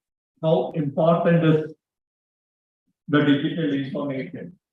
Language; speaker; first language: English; non-native, local second language; Malayalam